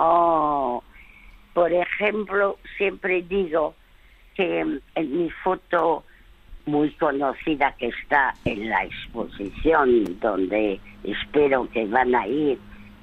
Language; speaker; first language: Spanish; early bilingual, other home language; French